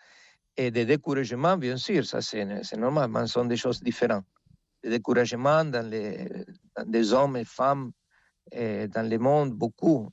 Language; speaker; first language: French; non-native, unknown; Spanish